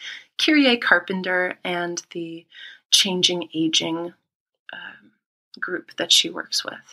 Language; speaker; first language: English; native; English